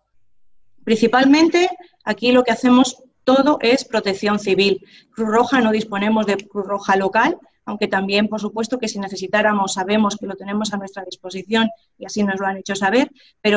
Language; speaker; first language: Spanish; native; Spanish